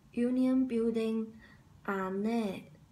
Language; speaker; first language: Korean; non-native, learner; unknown